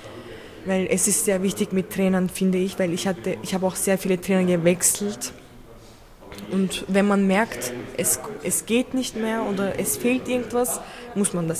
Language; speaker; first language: German; early bilingual, other home language; Turkish